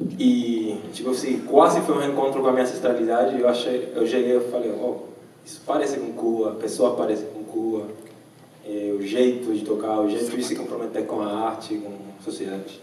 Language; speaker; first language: Portuguese; non-native, fluent; Spanish